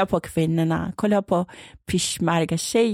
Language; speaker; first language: Swedish; non-native, fluent; Persian